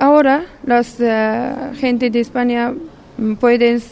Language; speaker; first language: Spanish; non-native, learner; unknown